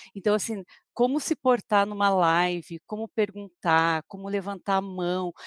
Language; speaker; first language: Portuguese; native; Portuguese